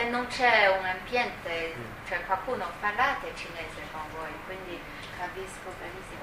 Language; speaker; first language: Italian; non-native, learner; Chinese